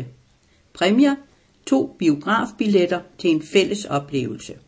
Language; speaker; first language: Danish; native; Danish